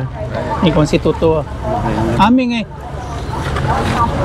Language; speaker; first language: Chinese; non-native, learner; Filipino